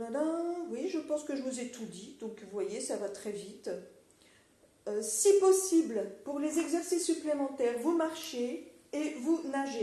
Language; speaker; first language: French; native; French